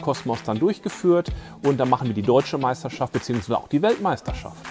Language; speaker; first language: German; native; German